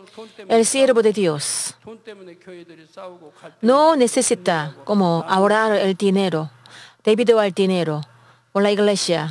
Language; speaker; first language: Spanish; non-native, fluent; Korean